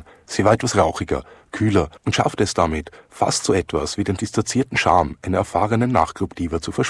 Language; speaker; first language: German; native; German